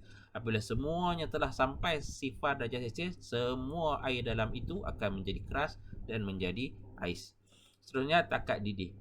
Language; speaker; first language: Malay; native; Malay